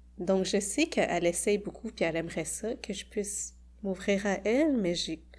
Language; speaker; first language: French; early bilingual, other home language; Khmer